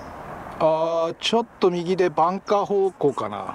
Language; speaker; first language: Japanese; native; Japanese